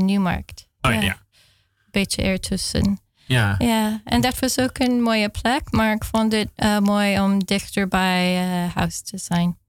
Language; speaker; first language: Dutch; non-native, fluent; English